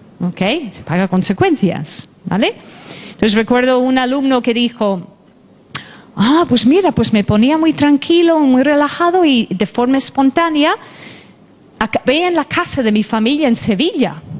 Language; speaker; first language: Spanish; non-native, fluent; English